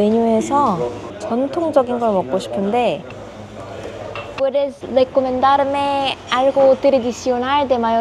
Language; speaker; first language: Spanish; non-native, learner; Korean